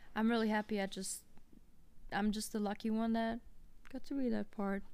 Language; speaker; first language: English; non-native, fluent; German